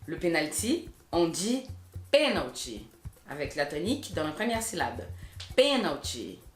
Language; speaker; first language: French; non-native, fluent; Portuguese